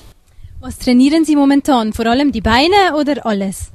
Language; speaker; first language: German; native; German